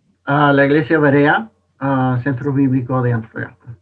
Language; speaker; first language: Spanish; non-native, fluent; English